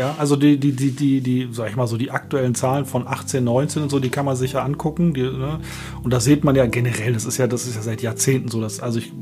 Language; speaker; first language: German; native; German